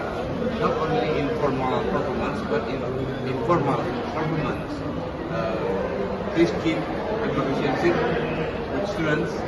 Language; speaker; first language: English; non-native, learner; Indonesian